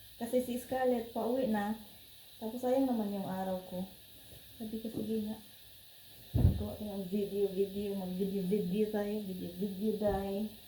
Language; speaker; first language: Filipino; non-native, local second language; Cebuano